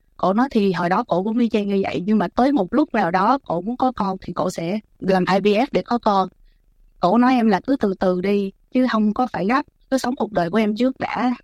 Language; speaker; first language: Vietnamese; native; Vietnamese